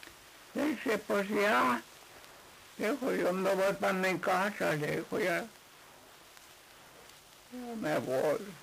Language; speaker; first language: Spanish; non-native, local second language; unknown